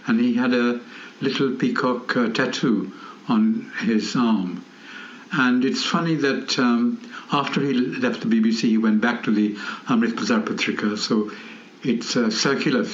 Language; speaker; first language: English; non-native, local second language; Bangla